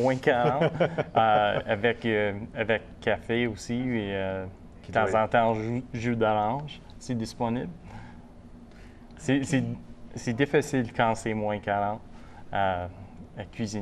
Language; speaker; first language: French; non-native, local second language; English